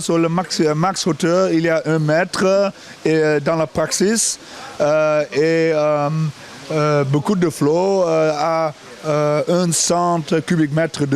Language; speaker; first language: French; non-native, learner; Dutch